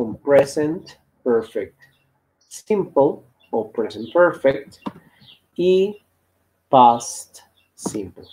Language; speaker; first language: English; non-native, fluent; Spanish